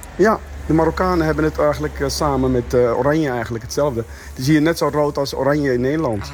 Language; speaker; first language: Dutch; early bilingual, other home language; Arabic